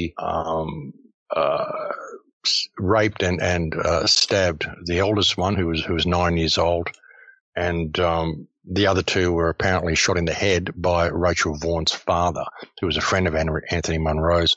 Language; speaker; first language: English; native; English